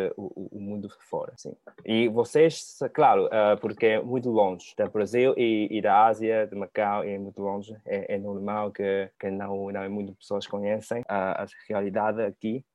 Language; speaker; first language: Portuguese; non-native, learner; Cantonese